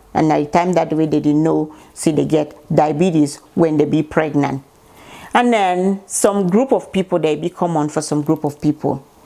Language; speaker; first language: Nigerian Pidgin; native; Nigerian Pidgin